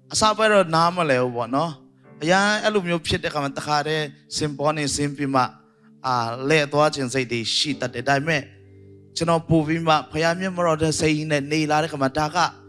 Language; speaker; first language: Burmese; non-native, local second language; Tedim Chin